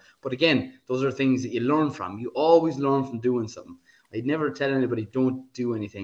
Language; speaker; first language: English; native; English